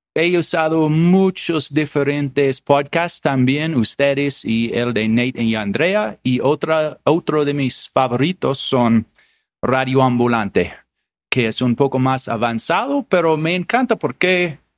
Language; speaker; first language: Spanish; non-native, fluent; English